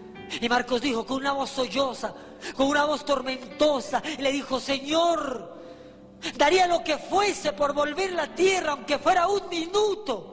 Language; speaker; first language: Spanish; native; Spanish